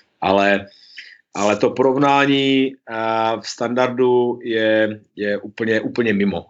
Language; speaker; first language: Czech; early bilingual, heritage; Czech